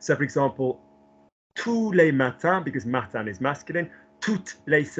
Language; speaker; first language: French; non-native, fluent; English